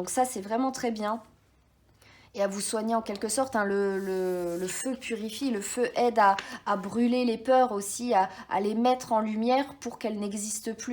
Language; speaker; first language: French; native; French